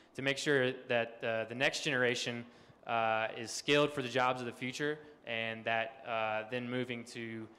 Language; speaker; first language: English; native; English